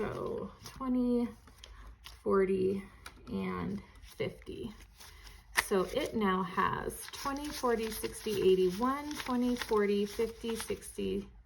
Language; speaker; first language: English; native; English